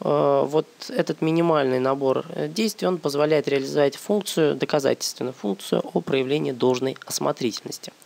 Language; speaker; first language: Russian; native; Russian